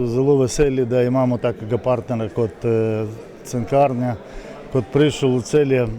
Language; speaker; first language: Slovenian; non-native, learner; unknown